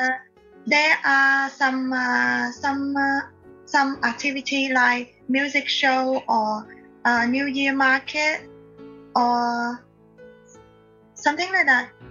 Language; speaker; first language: English; non-native, learner; Vietnamese